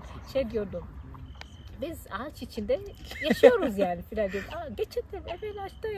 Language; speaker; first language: Turkish; non-native, fluent; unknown